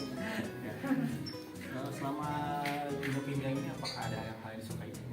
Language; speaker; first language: Indonesian; native; Indonesian